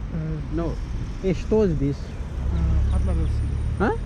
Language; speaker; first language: Russian; non-native, learner; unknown